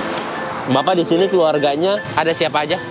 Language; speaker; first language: Indonesian; native; Indonesian